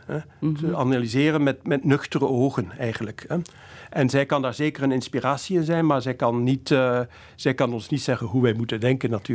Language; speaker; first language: Dutch; native; Dutch